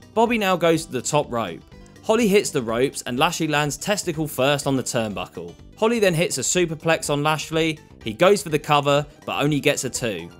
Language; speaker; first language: English; native; English